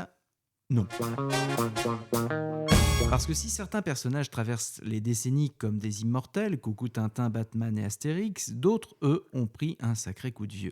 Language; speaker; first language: French; native; French